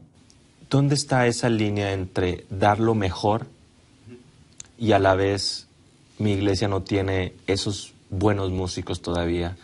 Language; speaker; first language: Spanish; native; Spanish